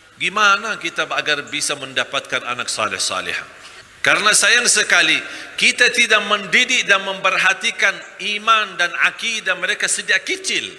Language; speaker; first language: Malay; non-native, fluent; Arabic